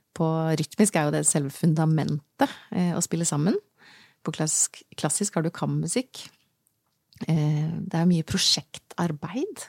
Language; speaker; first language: Norwegian; native; Norwegian